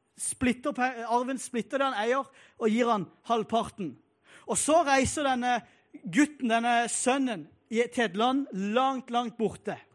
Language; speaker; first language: Norwegian; native; Norwegian